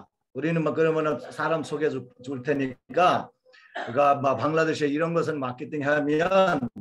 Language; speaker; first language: Korean; non-native, fluent; Bangla